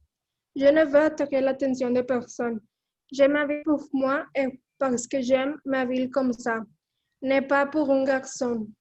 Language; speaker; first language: French; non-native, learner; Spanish